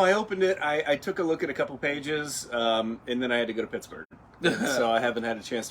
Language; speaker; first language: English; native; English